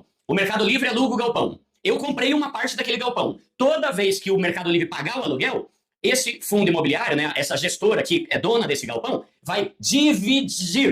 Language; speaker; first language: Portuguese; native; Portuguese